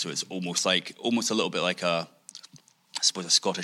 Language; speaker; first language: English; native; English